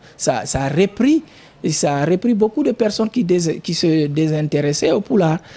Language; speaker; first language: French; non-native, local second language; Fula